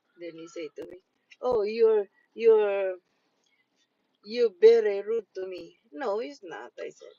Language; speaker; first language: English; non-native, local second language; Filipino